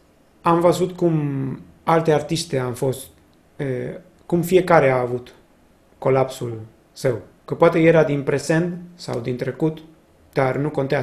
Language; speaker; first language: Romanian; non-native, fluent; Spanish